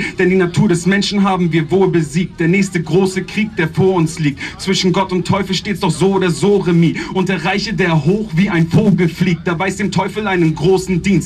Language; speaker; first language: German; native; German